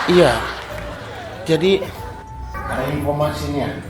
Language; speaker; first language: Indonesian; non-native, fluent; Japanese